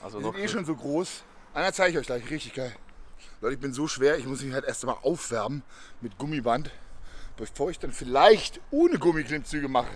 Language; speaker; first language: German; native; German